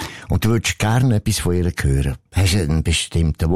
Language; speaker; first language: German; native; German